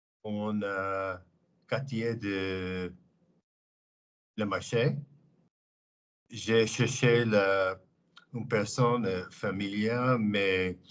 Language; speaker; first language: French; non-native, learner; English